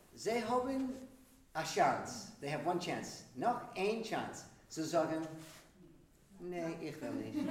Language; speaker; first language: German; non-native, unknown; English